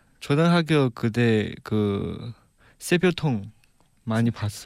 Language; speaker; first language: Korean; non-native, learner; Chinese